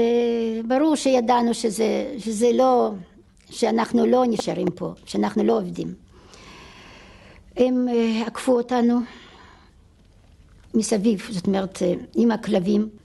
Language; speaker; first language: Hebrew; non-native, fluent; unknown